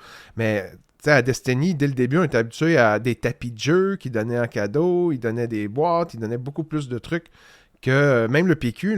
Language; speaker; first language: French; native; French